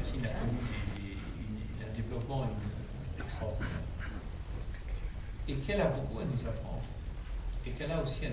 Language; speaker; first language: French; native; French